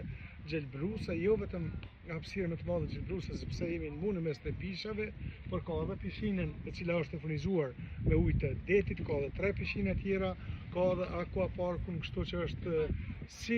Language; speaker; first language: Albanian; native; Albanian